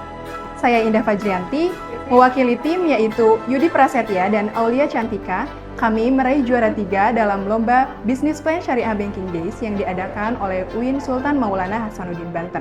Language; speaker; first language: Indonesian; native; Indonesian